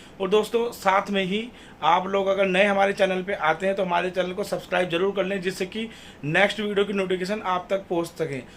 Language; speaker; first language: Hindi; native; Hindi